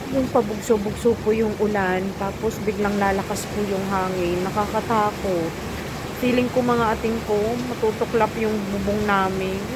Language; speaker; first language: Filipino; non-native, local second language; Masbatenyo